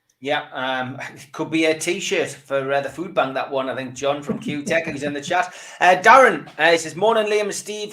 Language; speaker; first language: English; native; English